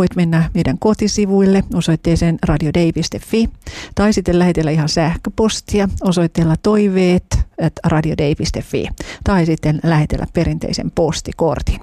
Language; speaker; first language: Finnish; native; Finnish